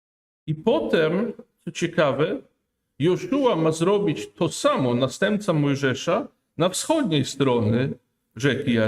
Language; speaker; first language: Polish; non-native, fluent; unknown